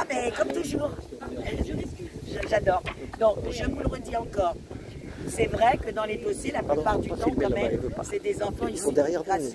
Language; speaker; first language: French; native; French